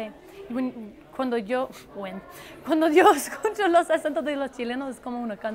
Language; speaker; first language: Spanish; non-native, fluent; English